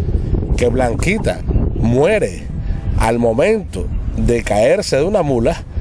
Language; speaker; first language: Spanish; native; Spanish